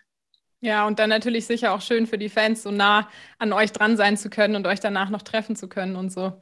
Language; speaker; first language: German; native; German